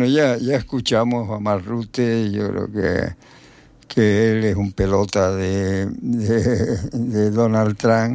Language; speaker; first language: Spanish; native; Spanish